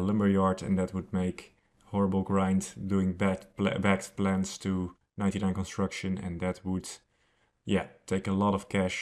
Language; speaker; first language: English; non-native, fluent; Dutch